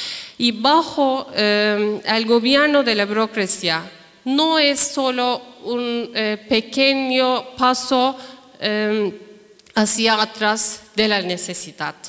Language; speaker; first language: Spanish; non-native, fluent; Turkish